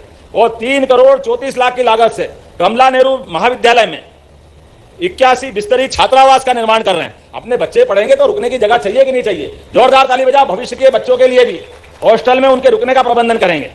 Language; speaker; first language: Hindi; native; Hindi